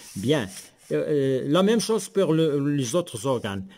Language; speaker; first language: French; non-native, local second language; Arabic